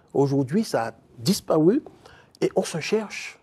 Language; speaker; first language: French; native; French